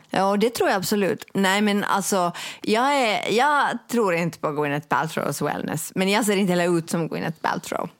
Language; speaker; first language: Swedish; native; Swedish